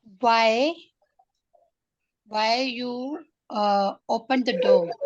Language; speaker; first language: English; non-native, learner; Hindi